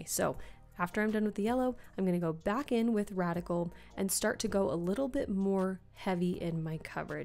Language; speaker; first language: English; native; English